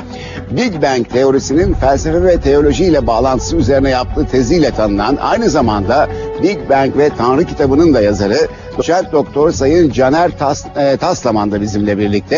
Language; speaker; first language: Turkish; native; Turkish